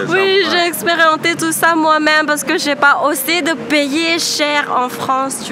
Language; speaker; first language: French; non-native, fluent; Thai